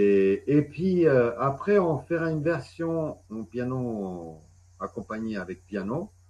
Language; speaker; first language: French; non-native, fluent; Spanish